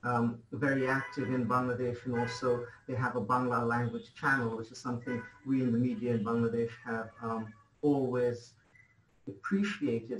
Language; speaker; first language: English; non-native, local second language; Bangla